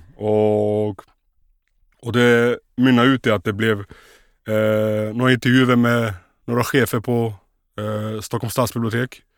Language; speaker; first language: Swedish; native; Swedish